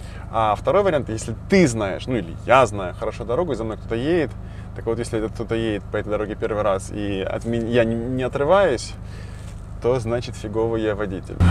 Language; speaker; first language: Russian; native; Russian